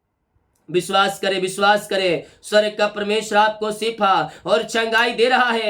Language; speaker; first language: Hindi; native; Hindi